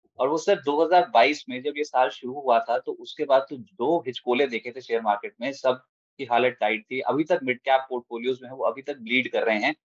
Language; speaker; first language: Hindi; native; Hindi